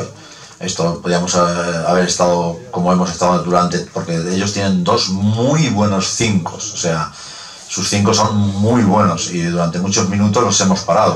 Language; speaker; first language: Spanish; native; Spanish